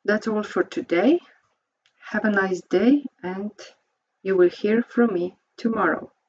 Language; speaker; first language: English; non-native, fluent; Slovenian